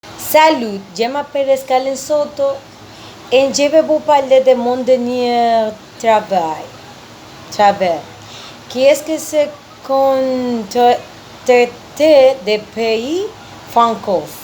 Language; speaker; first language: French; non-native, learner; Spanish